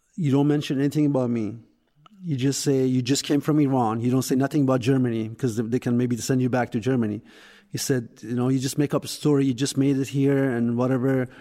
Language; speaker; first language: English; non-native, fluent; Persian